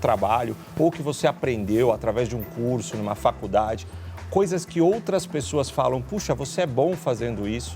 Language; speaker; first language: Portuguese; native; Portuguese